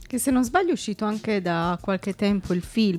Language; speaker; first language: Italian; native; Italian